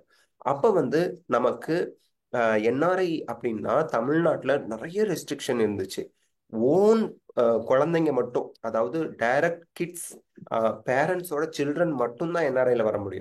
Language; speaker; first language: Tamil; native; Tamil